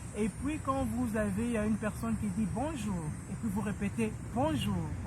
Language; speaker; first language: French; native; French